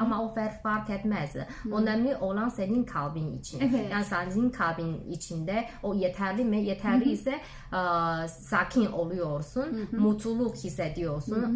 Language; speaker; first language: Turkish; non-native, learner; Chinese